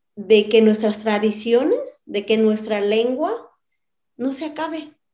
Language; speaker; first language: Spanish; non-native, local second language; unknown